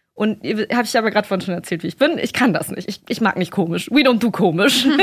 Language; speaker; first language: German; early bilingual, other home language; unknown